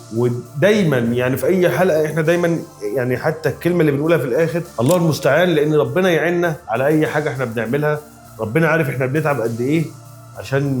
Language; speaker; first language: Arabic; native; Arabic